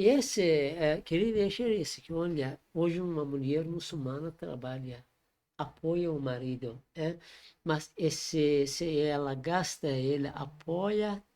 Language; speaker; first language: Portuguese; non-native, learner; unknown